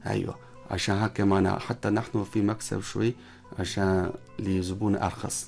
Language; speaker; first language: Arabic; non-native, learner; Chinese